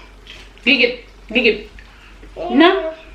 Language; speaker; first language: Indonesian; native; Indonesian